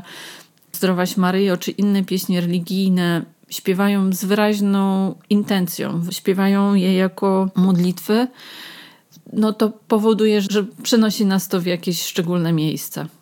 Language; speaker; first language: Polish; native; Polish